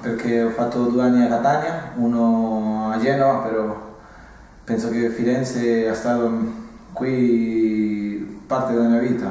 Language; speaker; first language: Italian; non-native, fluent; Spanish